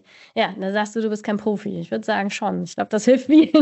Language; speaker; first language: German; native; German